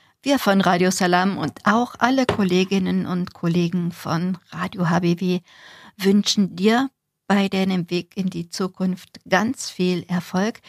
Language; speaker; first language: German; native; German